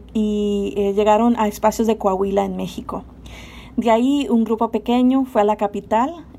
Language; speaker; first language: Spanish; native; Spanish